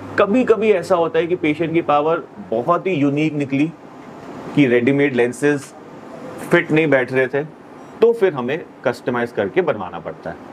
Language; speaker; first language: Hindi; native; Hindi